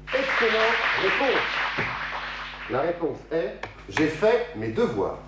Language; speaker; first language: French; native; French